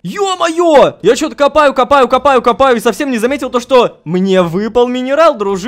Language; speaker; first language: Russian; native; Russian